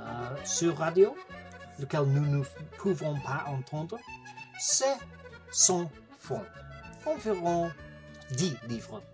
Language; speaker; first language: French; non-native, learner; English